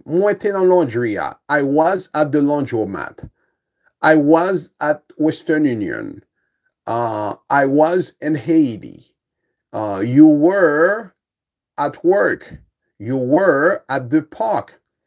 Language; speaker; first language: English; non-native, fluent; Haitian Creole